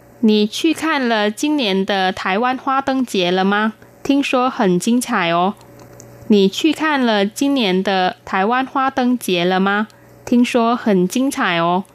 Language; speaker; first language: Chinese; non-native, fluent; Vietnamese